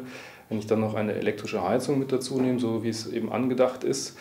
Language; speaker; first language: German; native; German